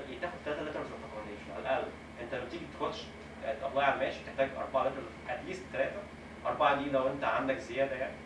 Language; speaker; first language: Arabic; native; Arabic